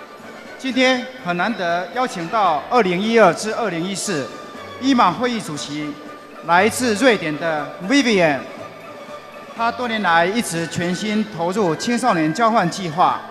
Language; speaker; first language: Chinese; native; Chinese